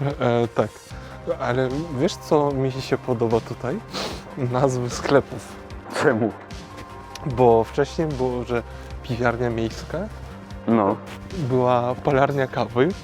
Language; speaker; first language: Polish; non-native, fluent; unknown